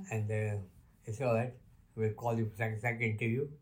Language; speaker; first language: English; non-native, local second language; Luo (Kenya and Tanzania)